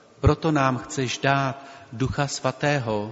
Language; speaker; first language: Czech; native; Czech